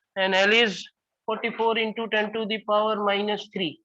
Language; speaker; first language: English; non-native, local second language; Hindi